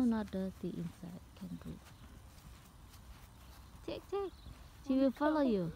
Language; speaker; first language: English; non-native, learner; Thai